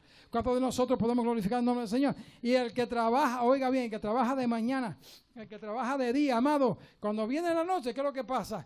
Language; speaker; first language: Spanish; native; Spanish